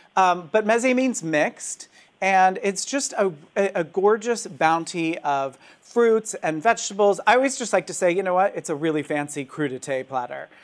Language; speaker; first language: English; native; English